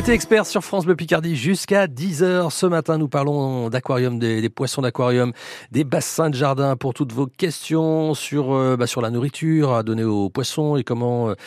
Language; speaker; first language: French; native; French